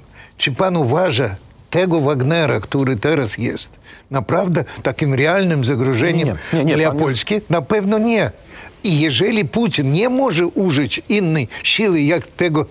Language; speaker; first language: Polish; non-native, fluent; Russian